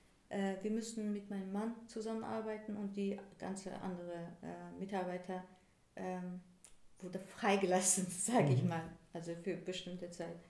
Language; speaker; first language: German; non-native, fluent; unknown